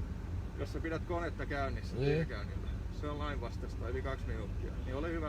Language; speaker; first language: Finnish; native; Finnish